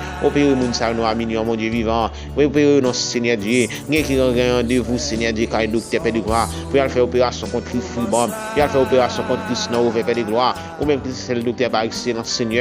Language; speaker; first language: French; non-native, local second language; Haitian Creole